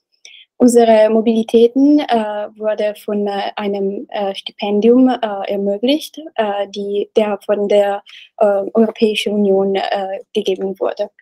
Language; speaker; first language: German; non-native, learner; Italian